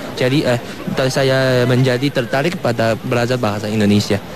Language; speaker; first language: Indonesian; non-native, learner; Chinese